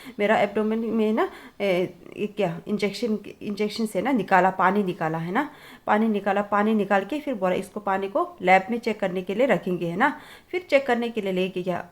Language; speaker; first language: Hindi; non-native, local second language; Tibetan